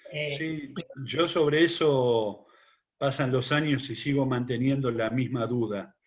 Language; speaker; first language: Spanish; native; Spanish